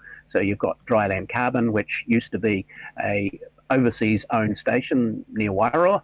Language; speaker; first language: English; native; English